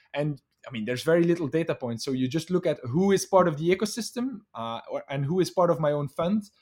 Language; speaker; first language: English; non-native, fluent; Dutch